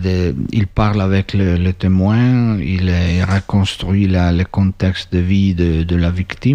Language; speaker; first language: French; non-native, fluent; Italian